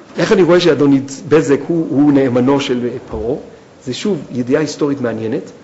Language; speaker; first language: Hebrew; native; Hebrew